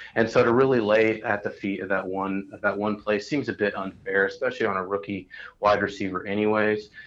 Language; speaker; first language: English; native; English